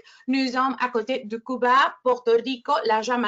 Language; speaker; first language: French; non-native, fluent; Spanish